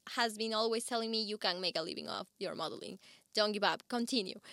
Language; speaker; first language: English; non-native, fluent; Spanish